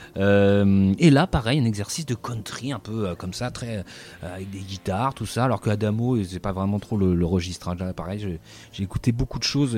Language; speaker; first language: French; native; French